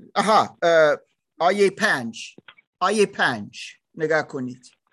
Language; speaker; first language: Persian; non-native, learner; German